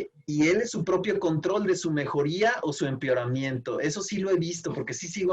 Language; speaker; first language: Spanish; native; Spanish